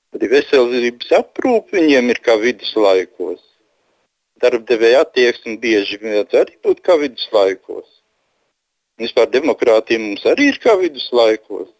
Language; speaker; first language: Latvian; non-native, local second language; Russian